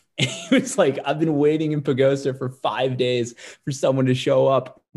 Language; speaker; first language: English; native; English